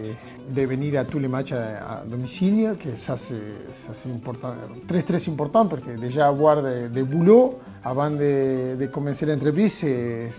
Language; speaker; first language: French; non-native, fluent; Spanish